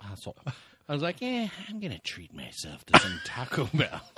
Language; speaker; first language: English; native; English